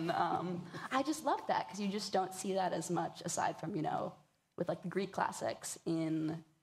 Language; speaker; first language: English; native; English